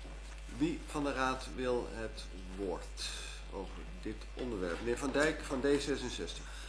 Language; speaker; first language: Dutch; native; Dutch